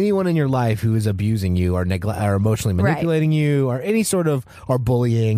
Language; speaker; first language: English; native; English